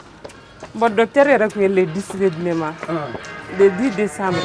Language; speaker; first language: French; non-native, local second language; Bambara